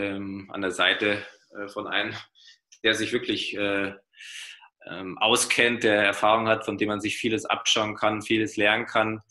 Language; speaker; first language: German; native; German